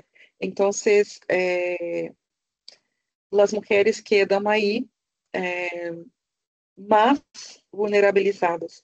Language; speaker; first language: Spanish; non-native, fluent; Portuguese